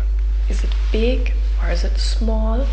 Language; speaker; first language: English; non-native, fluent; German